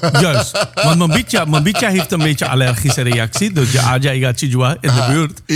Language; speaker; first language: Dutch; non-native, local second language; Caribbean Hindustani